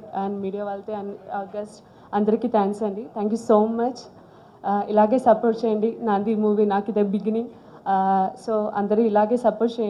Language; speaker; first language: Telugu; non-native, learner; Malayalam